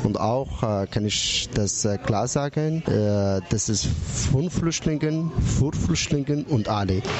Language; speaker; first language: German; non-native, learner; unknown